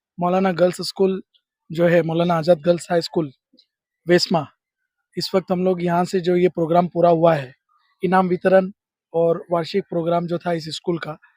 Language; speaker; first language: Hindi; non-native, local second language; Gujarati